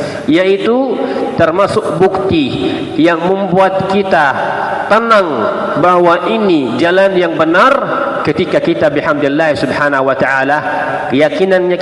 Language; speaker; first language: Indonesian; non-native, fluent; Arabic